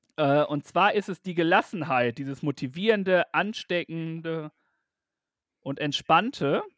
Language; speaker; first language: German; native; German